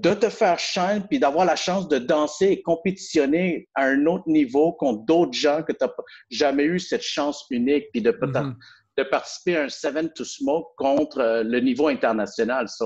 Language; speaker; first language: French; native; French